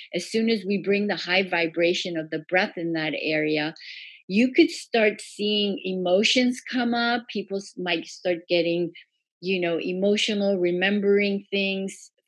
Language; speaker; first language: English; early bilingual, other home language; Persian